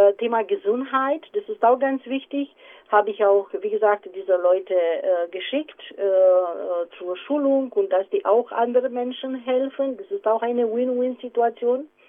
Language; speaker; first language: German; non-native, fluent; Romanian